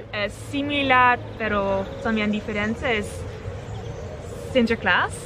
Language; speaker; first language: Spanish; non-native, learner; Dutch